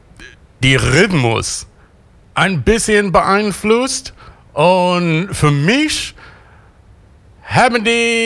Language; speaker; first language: German; non-native, learner; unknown